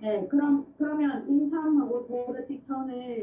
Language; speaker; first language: Korean; non-native, fluent; Vietnamese